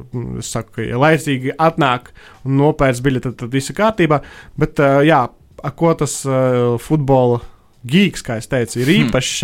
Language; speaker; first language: Latvian; non-native, local second language; Russian